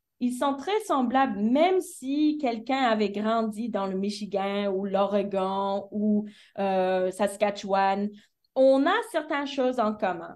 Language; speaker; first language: French; early bilingual, heritage; French